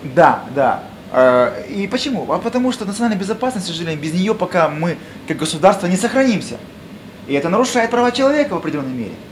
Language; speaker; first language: Russian; non-native, local second language; Kazakh